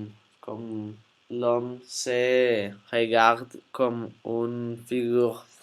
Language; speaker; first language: French; non-native, learner; Spanish